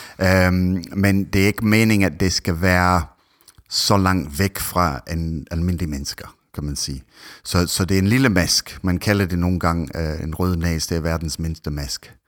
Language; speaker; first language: Danish; non-native, fluent; English